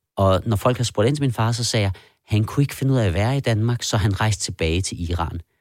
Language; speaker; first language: Danish; early bilingual, other home language; Persian